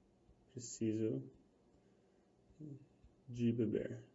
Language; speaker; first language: Portuguese; non-native, fluent; English